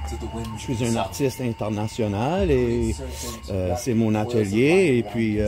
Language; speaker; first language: French; non-native, local second language; English